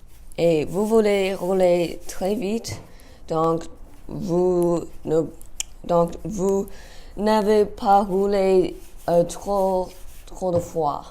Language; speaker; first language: French; non-native, learner; English